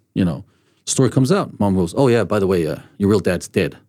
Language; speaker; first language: English; early bilingual, other home language; Danish